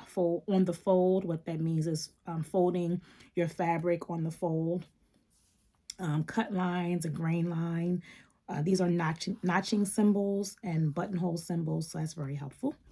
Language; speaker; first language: English; native; English